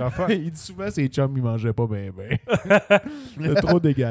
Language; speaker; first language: French; native; French